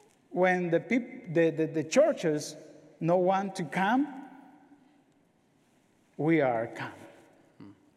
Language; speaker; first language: English; non-native, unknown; Spanish